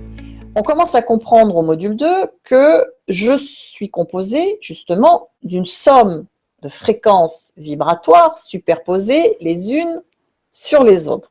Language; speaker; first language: French; native; French